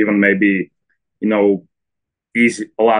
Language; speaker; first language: English; non-native, fluent; Slovak